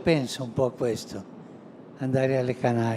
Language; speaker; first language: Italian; non-native, fluent; Spanish